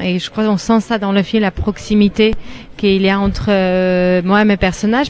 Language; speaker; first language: French; non-native, fluent; Armenian